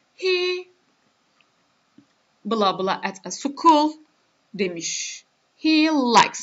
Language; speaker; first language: English; non-native, fluent; Turkish